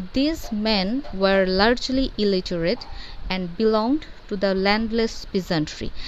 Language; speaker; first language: English; non-native, local second language; Bangla